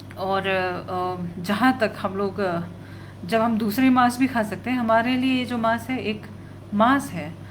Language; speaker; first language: Hindi; non-native, local second language; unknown